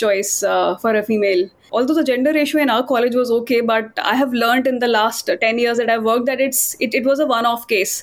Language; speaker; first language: English; non-native, local second language; Hindi